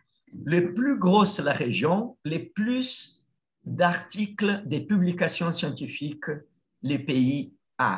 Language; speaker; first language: French; non-native, fluent; Portuguese